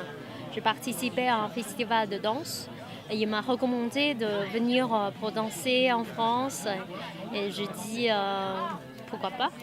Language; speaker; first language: French; non-native, fluent; Chinese